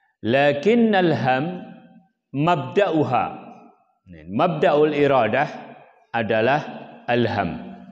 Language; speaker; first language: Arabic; non-native, fluent; Indonesian